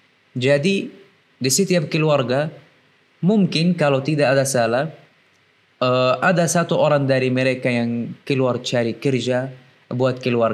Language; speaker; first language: Indonesian; non-native, fluent; Arabic